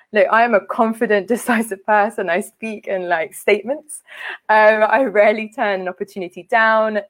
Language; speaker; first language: English; native; English